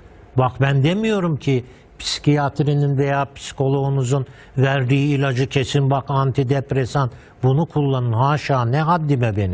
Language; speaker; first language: Turkish; native; Turkish